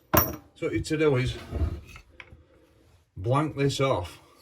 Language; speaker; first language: English; native; English